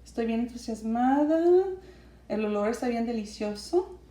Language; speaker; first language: Spanish; early bilingual, heritage; Spanish